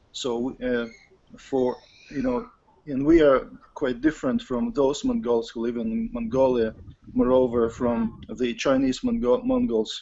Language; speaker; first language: English; non-native, fluent; Russian